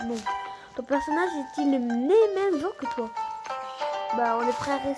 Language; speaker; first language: French; native; French